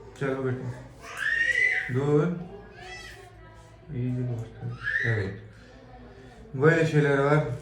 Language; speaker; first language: Turkish; non-native, learner; Urdu